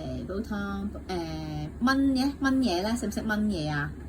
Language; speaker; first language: Cantonese; native; Cantonese